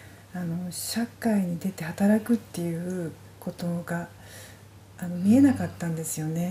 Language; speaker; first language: Japanese; native; Japanese